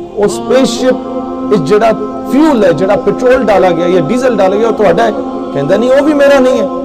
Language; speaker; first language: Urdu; non-native, local second language; Punjabi